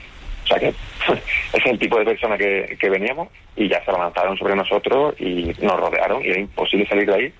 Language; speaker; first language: Spanish; native; Spanish